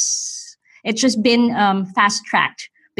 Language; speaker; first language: English; non-native, local second language; Filipino